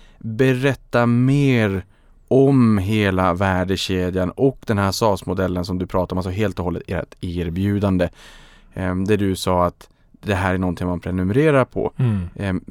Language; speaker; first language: Swedish; native; Swedish